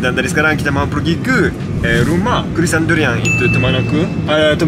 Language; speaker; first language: Indonesian; non-native, learner; Japanese